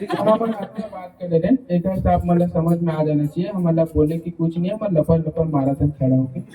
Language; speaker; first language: Hindi; native; Hindi